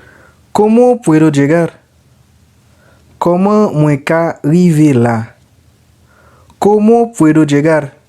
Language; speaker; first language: Spanish; non-native, learner; Haitian Creole